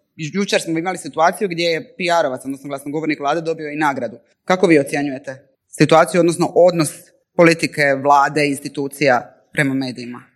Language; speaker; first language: Croatian; native; Croatian